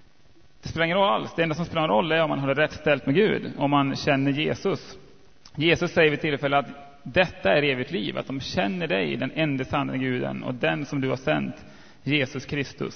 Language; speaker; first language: Swedish; native; Swedish